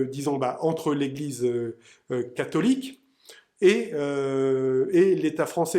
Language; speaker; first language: French; native; French